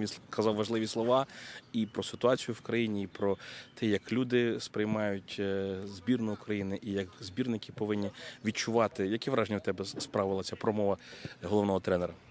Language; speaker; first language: Ukrainian; native; Ukrainian